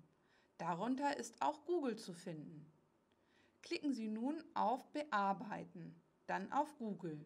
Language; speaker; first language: German; native; German